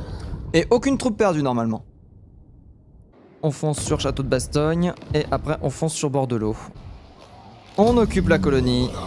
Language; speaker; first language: French; native; French